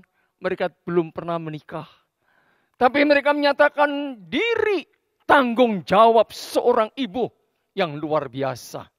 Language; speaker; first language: Indonesian; native; Indonesian